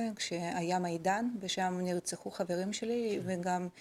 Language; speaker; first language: Hebrew; non-native, fluent; Russian